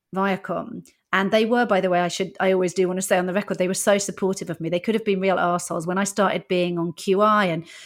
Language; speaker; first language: English; native; English